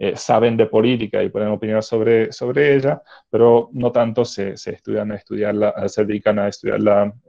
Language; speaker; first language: Spanish; non-native, fluent; Czech